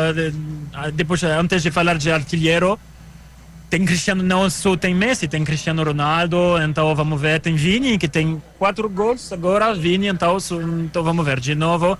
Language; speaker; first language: Portuguese; non-native, learner; French